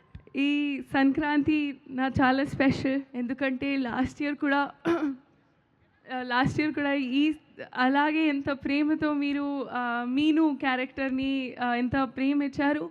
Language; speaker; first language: Telugu; non-native, learner; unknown